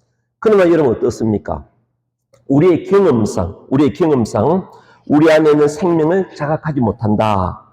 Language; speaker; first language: Korean; native; Korean